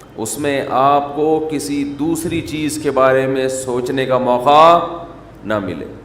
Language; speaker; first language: Urdu; native; Urdu